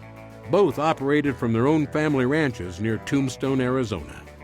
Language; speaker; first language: English; native; English